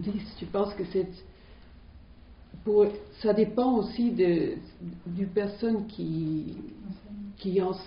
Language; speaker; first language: French; non-native, fluent; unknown